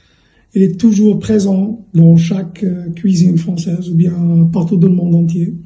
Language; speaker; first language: French; non-native, local second language; Arabic